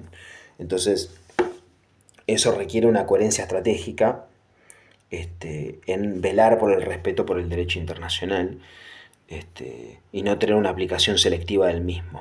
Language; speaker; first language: Spanish; native; Spanish